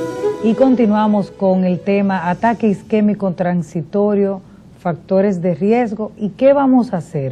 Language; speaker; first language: Spanish; native; Spanish